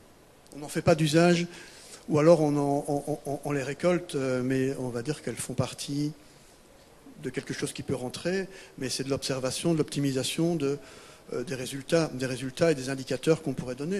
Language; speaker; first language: French; native; French